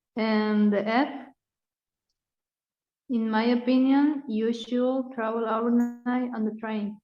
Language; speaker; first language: English; non-native, learner; Spanish